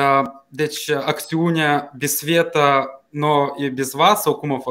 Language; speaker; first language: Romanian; non-native, local second language; Russian